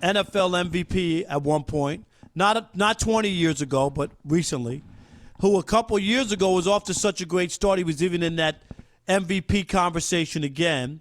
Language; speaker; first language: English; native; English